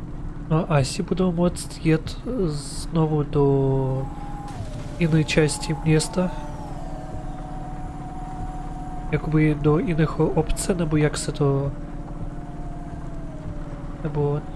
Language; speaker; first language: Czech; non-native, learner; Ukrainian